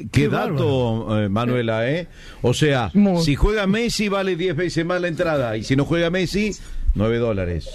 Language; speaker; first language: Spanish; native; Spanish